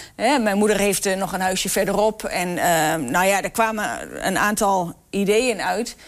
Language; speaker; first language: Dutch; native; Dutch